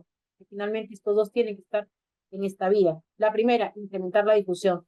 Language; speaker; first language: Spanish; native; Spanish